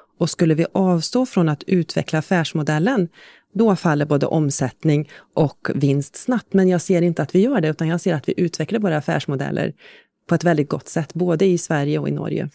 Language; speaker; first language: Swedish; native; Swedish